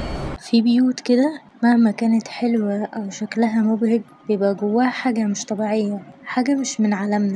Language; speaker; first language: Arabic; native; Arabic